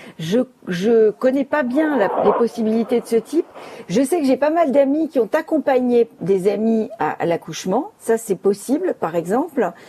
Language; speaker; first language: French; native; French